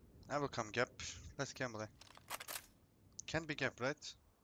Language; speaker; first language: English; non-native, fluent; Turkish